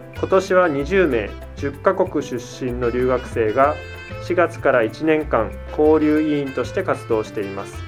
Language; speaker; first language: Japanese; native; Japanese